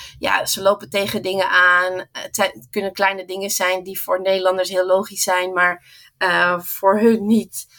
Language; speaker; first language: Dutch; early bilingual, heritage; Dutch